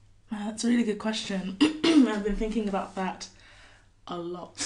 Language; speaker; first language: English; native; English